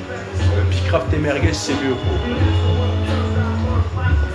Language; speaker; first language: French; native; French